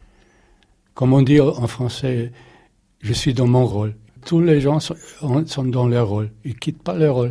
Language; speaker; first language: French; non-native, fluent; German